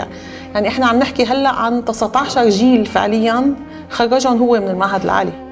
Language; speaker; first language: Arabic; native; Arabic